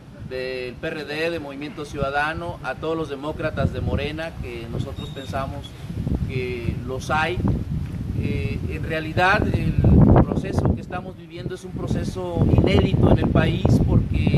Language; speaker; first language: Spanish; native; Spanish